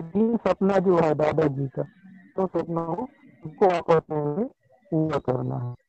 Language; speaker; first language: Hindi; native; Hindi